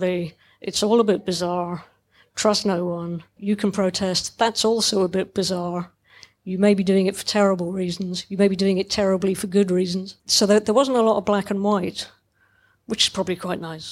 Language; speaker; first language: English; native; English